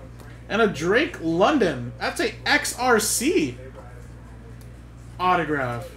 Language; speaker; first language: English; native; English